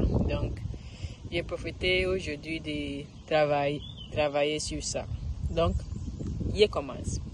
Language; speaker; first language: French; non-native, learner; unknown